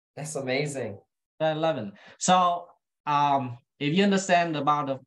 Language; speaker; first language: English; non-native, fluent; Vietnamese